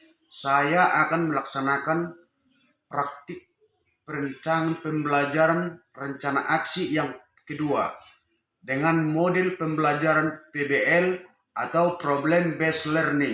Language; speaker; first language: Indonesian; native; Indonesian